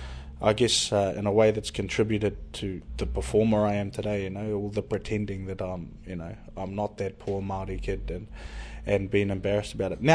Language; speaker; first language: English; native; English